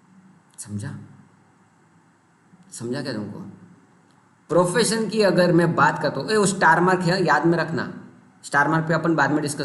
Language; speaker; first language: Hindi; non-native, local second language; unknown